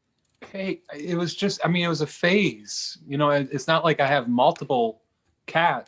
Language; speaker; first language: English; native; English